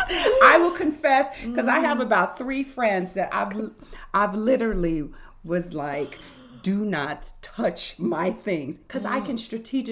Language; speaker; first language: English; native; English